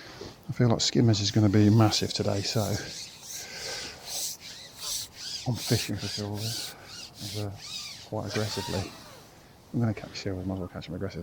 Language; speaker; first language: English; native; English